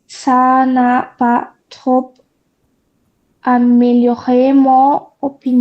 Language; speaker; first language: French; non-native, learner; Portuguese